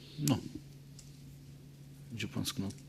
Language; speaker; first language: French; non-native, learner; Portuguese